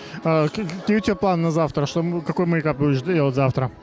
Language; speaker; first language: Russian; native; Russian